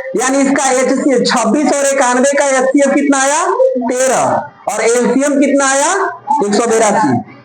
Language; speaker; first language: Hindi; native; Hindi